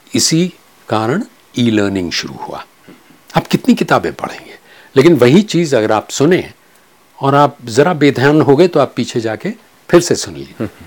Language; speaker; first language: Hindi; non-native, local second language; Kachhi